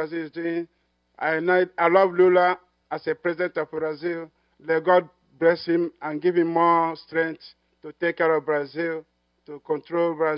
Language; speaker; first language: English; non-native, local second language; Igbo